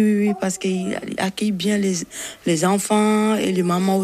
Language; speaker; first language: French; non-native, learner; Bambara